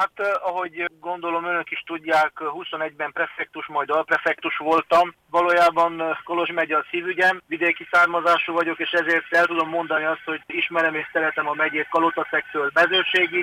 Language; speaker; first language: Hungarian; native; Hungarian